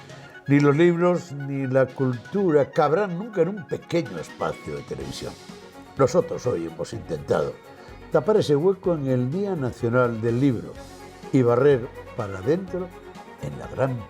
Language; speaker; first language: Spanish; native; Spanish